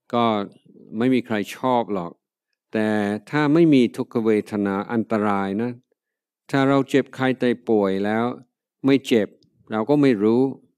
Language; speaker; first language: Thai; non-native, fluent; English